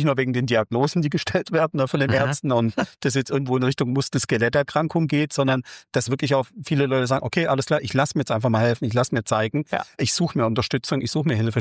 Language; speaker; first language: German; native; German